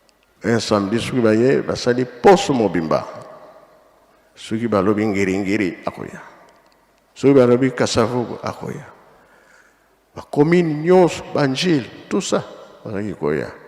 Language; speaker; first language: Lingala; non-native, local second language; Kongo